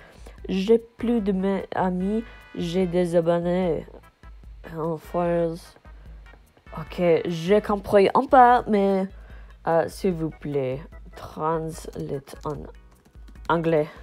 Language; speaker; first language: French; non-native, learner; English